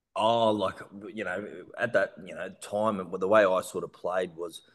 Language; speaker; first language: English; native; English